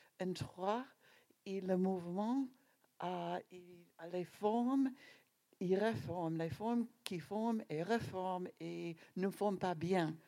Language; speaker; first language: French; non-native, learner; English